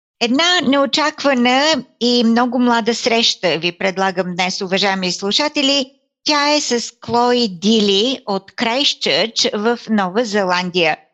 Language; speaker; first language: Bulgarian; native; Bulgarian